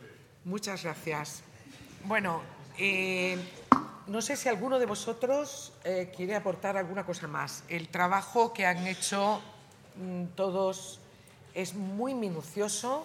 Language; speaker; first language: Spanish; native; Spanish